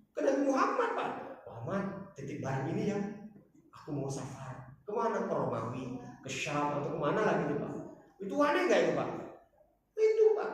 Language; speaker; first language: Indonesian; non-native, local second language; Batak Toba